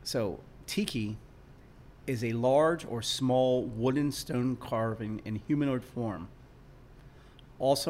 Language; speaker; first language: English; native; English